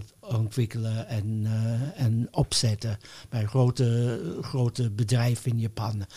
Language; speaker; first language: Dutch; non-native, fluent; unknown